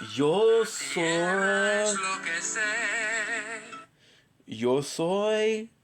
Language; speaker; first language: Spanish; non-native, learner; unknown